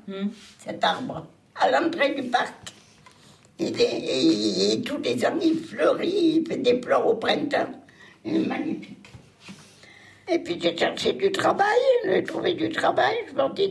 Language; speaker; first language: French; native; French